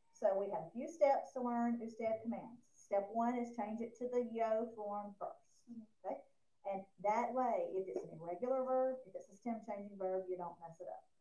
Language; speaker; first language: English; native; English